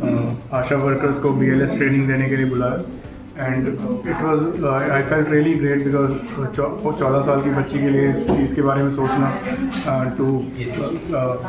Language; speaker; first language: Hindi; native; Hindi